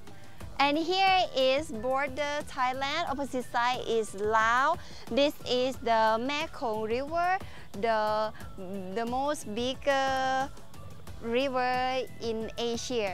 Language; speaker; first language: English; non-native, learner; Thai